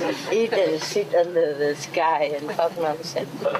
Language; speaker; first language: English; non-native, fluent; Vietnamese